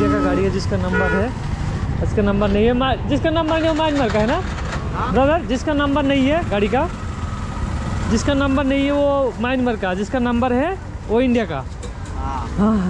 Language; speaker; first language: Hindi; non-native, local second language; Bangla